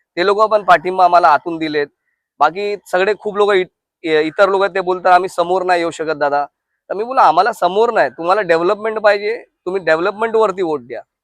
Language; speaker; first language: Marathi; non-native, local second language; Hindi